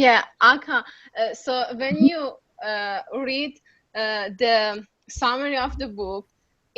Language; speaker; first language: English; non-native, learner; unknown